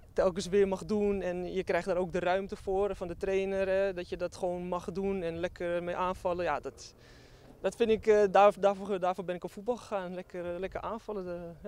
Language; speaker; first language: Dutch; native; Dutch